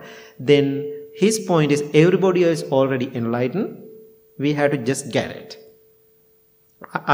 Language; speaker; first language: English; non-native, local second language; Sinhala